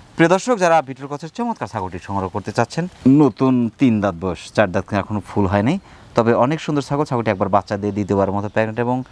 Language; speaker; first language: Bangla; native; Bangla